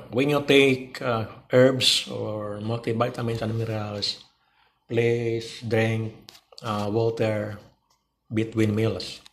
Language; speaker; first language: English; non-native, local second language; Cebuano